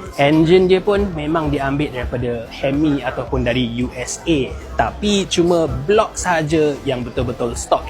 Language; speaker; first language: Malay; native; Malay